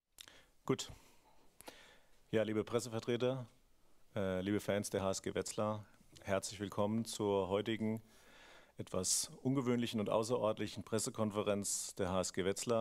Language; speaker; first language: German; native; German